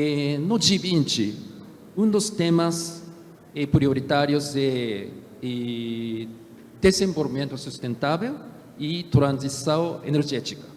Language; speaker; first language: Portuguese; non-native, fluent; Japanese